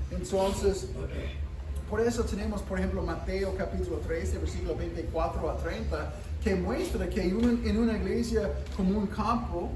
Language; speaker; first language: Spanish; non-native, fluent; English